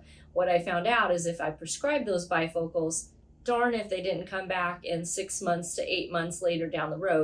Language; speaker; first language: English; native; English